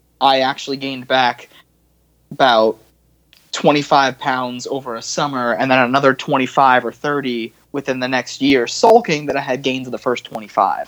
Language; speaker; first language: English; native; English